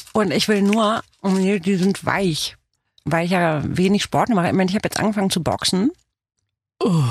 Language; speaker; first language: German; early bilingual, other home language; Romanian